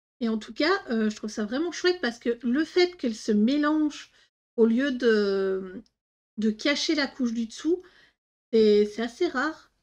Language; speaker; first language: French; native; French